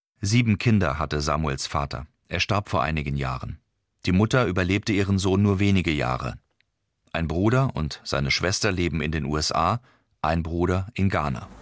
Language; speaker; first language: German; native; German